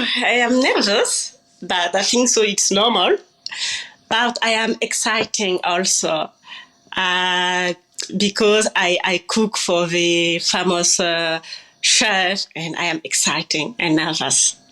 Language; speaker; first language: English; non-native, learner; French